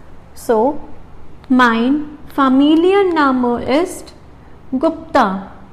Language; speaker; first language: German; non-native, learner; Hindi